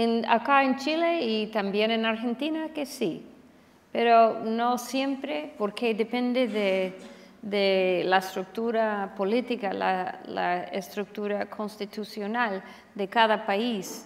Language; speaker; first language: Spanish; non-native, fluent; English